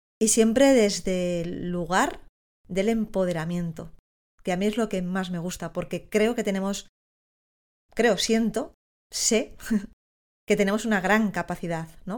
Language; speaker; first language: Spanish; native; Spanish